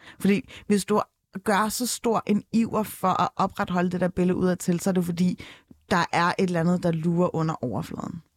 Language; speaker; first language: Danish; native; Danish